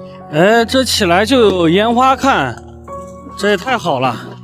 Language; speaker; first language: Chinese; native; Chinese